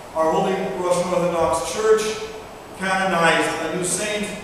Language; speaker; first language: English; early bilingual, other home language; Russian